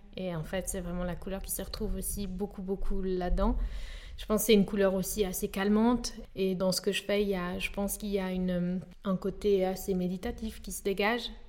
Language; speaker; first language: French; native; French